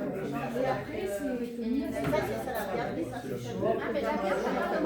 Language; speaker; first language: French; early bilingual, other home language; Vietnamese